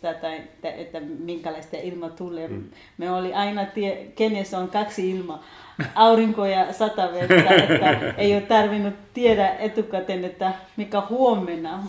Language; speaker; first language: Finnish; non-native, fluent; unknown